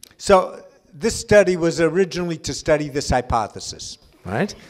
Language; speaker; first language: English; native; English